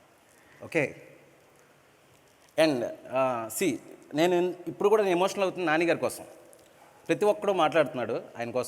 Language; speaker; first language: Telugu; native; Telugu